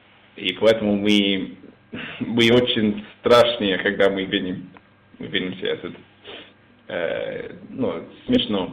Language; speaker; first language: Russian; non-native, learner; English